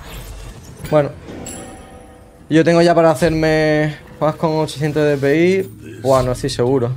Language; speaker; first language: Spanish; native; Spanish